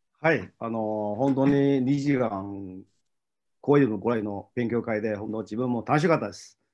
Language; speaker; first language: Japanese; non-native, fluent; Chinese